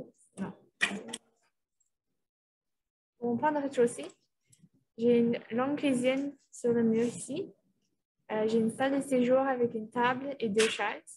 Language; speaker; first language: French; native; French